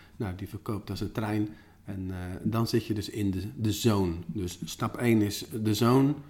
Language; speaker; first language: Dutch; native; Dutch